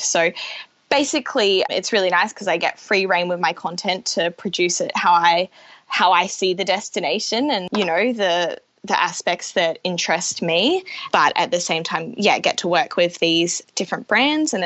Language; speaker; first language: English; native; English